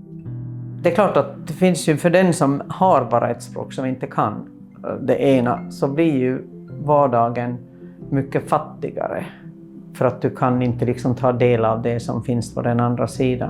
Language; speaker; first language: Swedish; non-native, local second language; Finnish